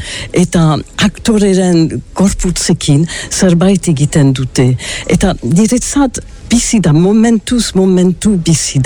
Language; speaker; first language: Basque; early bilingual, heritage; English